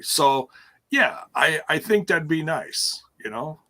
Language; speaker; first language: English; native; English